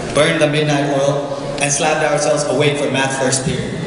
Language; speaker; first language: English; non-native, local second language; Nepali